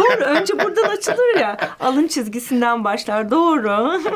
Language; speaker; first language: Turkish; native; Turkish